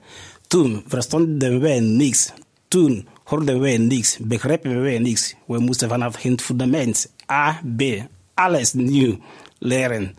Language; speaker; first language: Dutch; non-native, fluent; Igbo